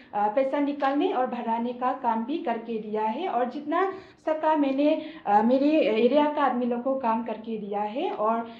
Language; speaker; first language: Hindi; non-native, local second language; Garo